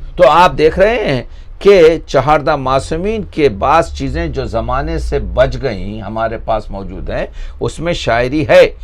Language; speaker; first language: Urdu; native; Urdu